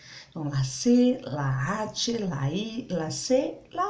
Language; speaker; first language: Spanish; non-native, learner; Portuguese